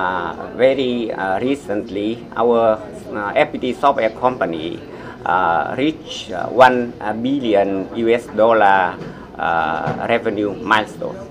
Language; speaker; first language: English; non-native, fluent; Vietnamese